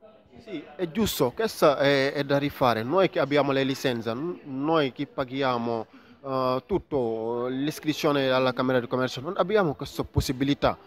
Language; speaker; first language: Italian; non-native, fluent; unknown